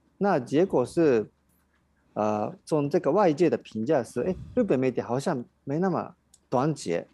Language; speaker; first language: Chinese; non-native, fluent; Japanese